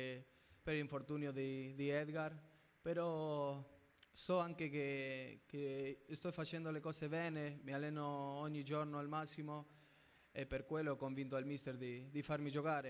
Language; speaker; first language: Italian; non-native, fluent; Spanish